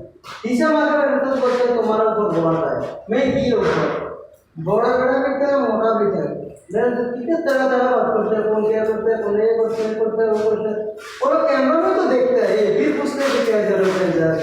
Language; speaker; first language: Hindi; non-native, learner; Bangla